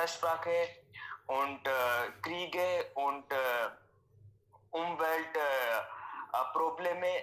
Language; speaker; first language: German; non-native, learner; Hindi